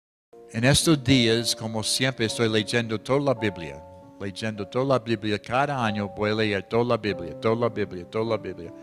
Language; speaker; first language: Spanish; non-native, fluent; English